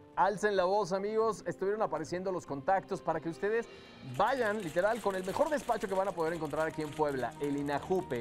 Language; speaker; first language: Spanish; native; Spanish